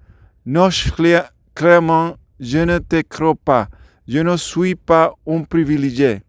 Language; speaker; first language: French; non-native, learner; Spanish